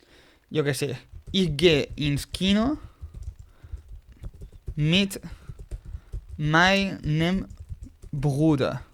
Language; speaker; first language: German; non-native, fluent; Spanish